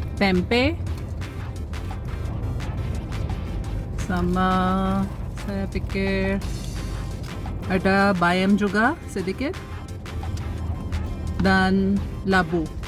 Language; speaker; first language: Indonesian; non-native, learner; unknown